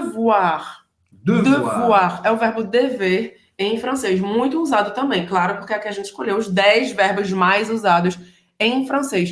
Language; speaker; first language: Portuguese; native; Portuguese